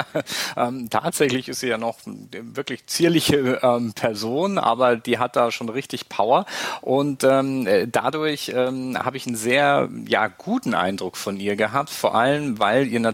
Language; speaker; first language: German; native; German